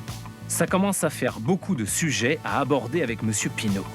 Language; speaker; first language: French; native; French